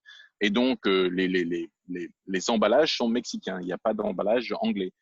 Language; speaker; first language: French; native; French